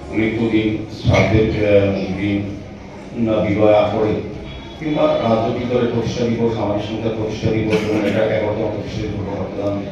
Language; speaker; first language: Bangla; native; Bangla